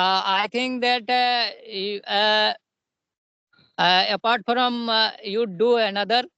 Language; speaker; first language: English; non-native, learner; Hindi